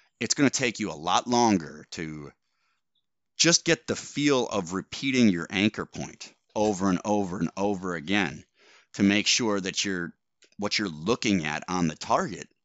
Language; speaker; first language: English; native; English